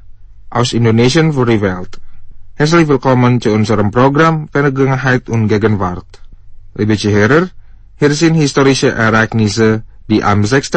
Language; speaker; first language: German; non-native, fluent; Indonesian